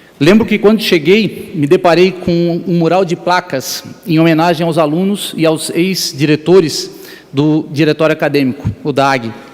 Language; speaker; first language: Portuguese; native; Portuguese